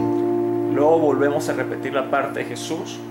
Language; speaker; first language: Spanish; native; Spanish